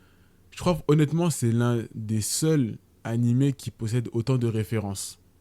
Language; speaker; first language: French; native; French